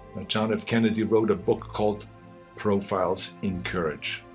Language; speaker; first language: English; non-native, fluent; German